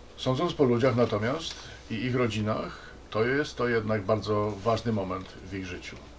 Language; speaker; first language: Polish; native; Polish